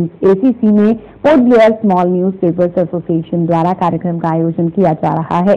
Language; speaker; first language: Hindi; native; Hindi